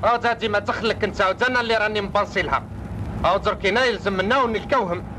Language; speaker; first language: Arabic; native; Arabic